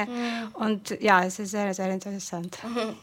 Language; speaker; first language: German; non-native, fluent; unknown